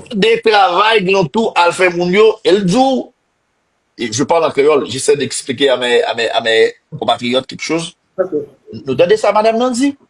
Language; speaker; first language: French; non-native, local second language; Haitian Creole